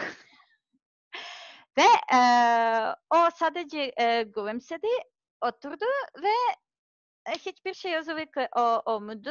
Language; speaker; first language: Turkish; non-native, learner; Serbian